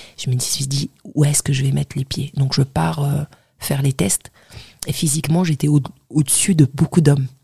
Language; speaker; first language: French; non-native, local second language; Arabic